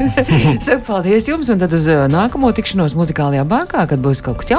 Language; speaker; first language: Latvian; native; Latvian